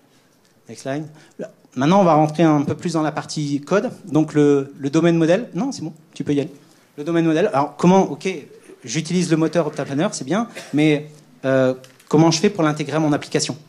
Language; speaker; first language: French; native; French